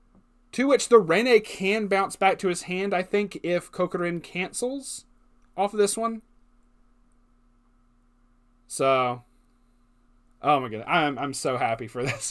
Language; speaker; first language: English; native; English